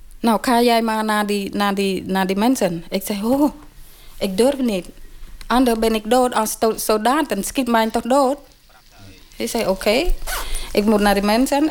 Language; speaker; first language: Dutch; non-native, learner; Khmer